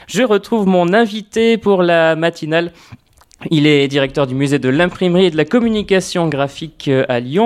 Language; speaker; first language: French; native; French